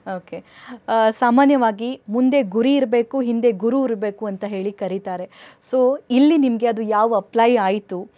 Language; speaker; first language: Kannada; native; Kannada